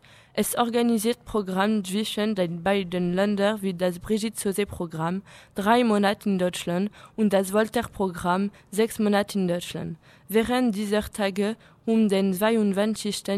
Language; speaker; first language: German; non-native, learner; French